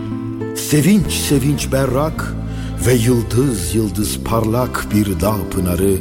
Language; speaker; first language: Turkish; native; Turkish